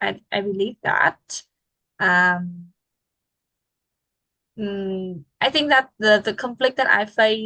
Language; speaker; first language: English; non-native, fluent; Vietnamese